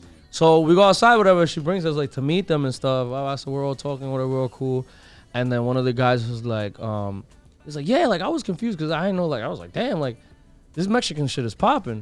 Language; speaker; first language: English; early bilingual, other home language; Spanish